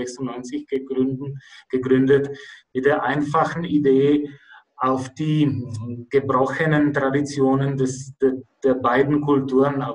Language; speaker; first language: German; non-native, fluent; Czech